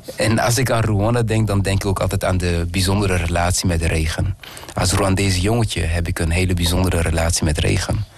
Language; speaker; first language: Dutch; early bilingual, other home language; Kinyarwanda